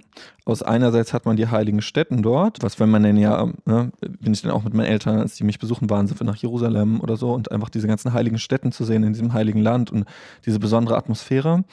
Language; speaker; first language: German; native; German